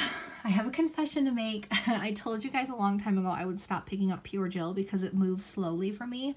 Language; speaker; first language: English; native; English